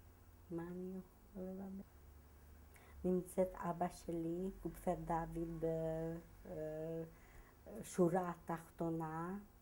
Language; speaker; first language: Hebrew; non-native, fluent; Hungarian